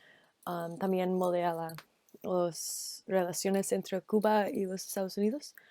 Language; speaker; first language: Spanish; non-native, learner; English